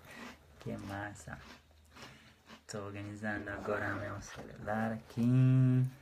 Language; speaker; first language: Portuguese; non-native, fluent; Hebrew